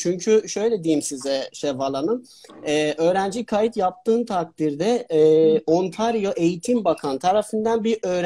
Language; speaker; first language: Turkish; non-native, fluent; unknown